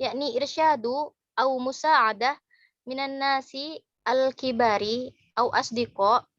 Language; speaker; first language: Arabic; non-native, learner; Indonesian